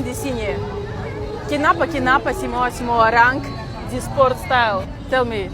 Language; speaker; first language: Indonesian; non-native, learner; Japanese